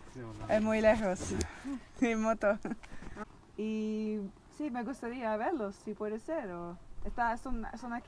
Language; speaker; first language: Spanish; non-native, learner; Dutch